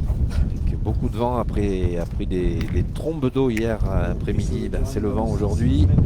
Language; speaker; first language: French; native; French